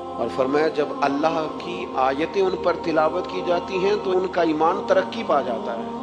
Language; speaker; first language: Urdu; non-native, local second language; Punjabi